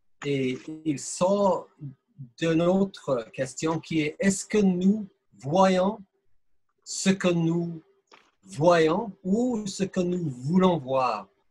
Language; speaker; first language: French; non-native, fluent; English